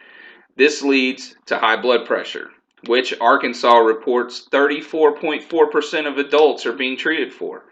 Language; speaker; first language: English; native; English